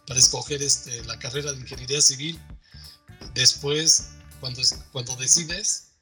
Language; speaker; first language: Spanish; native; Spanish